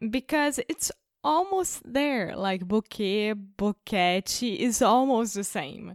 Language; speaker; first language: English; non-native, fluent; Portuguese